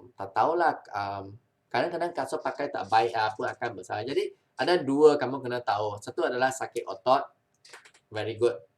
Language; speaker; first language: Malay; non-native, local second language; Chinese